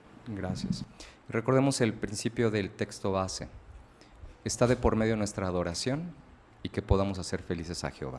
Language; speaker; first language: Spanish; native; Spanish